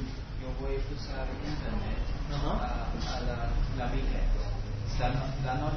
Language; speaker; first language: Italian; non-native, learner; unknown